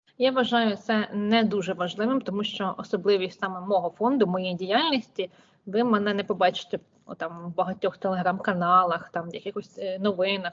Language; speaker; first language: Ukrainian; native; Ukrainian